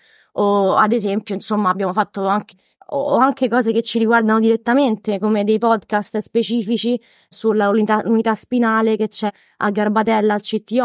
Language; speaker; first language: Italian; native; Italian